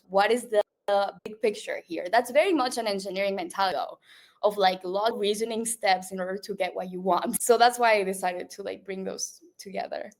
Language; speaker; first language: English; non-native, local second language; Spanish